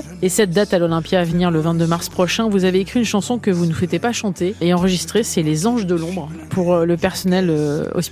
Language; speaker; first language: French; native; French